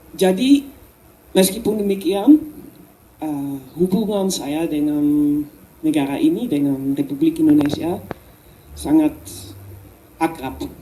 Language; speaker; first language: Indonesian; non-native, learner; Dutch